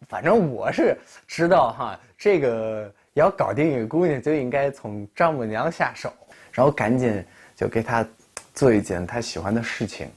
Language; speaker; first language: Chinese; non-native, fluent; Russian